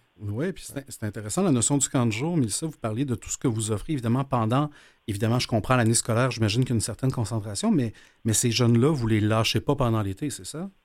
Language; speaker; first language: French; native; French